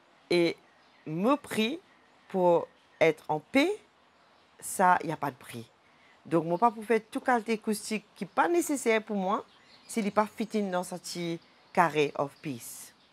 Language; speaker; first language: French; non-native, local second language; Morisyen